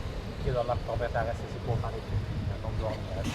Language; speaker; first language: Italian; non-native, fluent; English